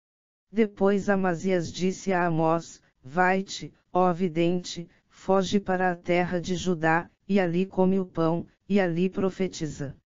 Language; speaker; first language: Portuguese; native; Portuguese